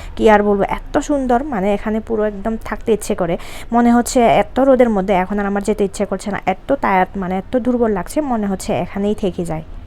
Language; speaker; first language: Bangla; non-native, local second language; Chakma